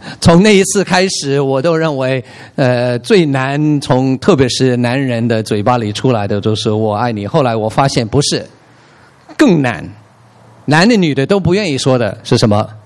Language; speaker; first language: Chinese; non-native, fluent; English